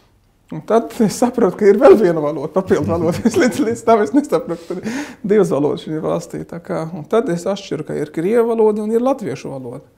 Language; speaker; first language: Latvian; non-native, fluent; Arabic